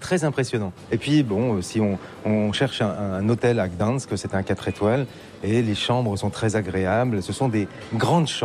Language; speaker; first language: French; native; French